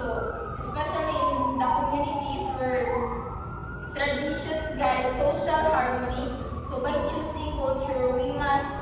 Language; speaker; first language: English; non-native, local second language; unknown